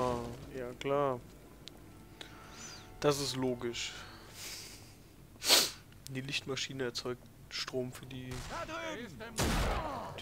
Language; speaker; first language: German; native; German